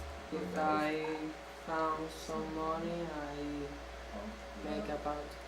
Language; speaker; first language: English; non-native, learner; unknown